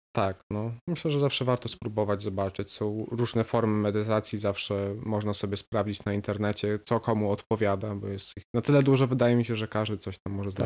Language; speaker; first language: Polish; native; Polish